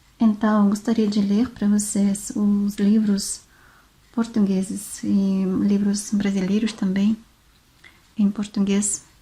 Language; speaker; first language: Portuguese; non-native, fluent; Russian